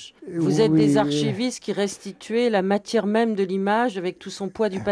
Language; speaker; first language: French; native; French